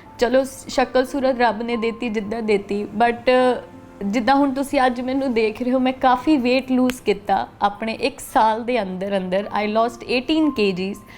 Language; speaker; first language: Punjabi; native; Punjabi